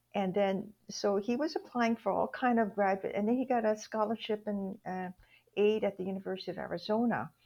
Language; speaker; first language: English; native; English